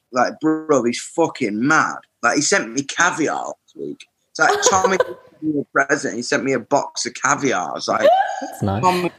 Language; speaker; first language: English; native; English